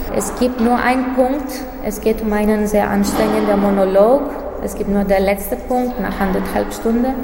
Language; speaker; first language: German; non-native, fluent; Greek